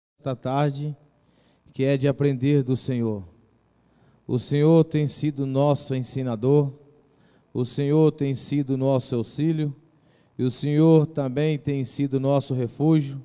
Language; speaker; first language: Portuguese; native; Portuguese